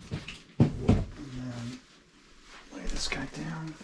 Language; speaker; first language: English; native; English